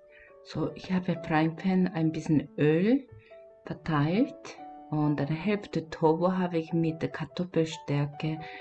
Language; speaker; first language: German; non-native, learner; Korean